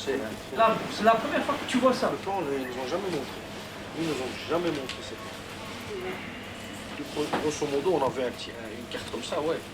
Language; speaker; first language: French; native; French